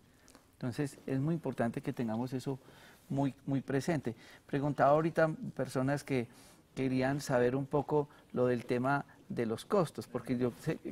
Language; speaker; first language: Spanish; native; Spanish